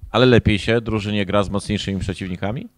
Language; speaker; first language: Polish; native; Polish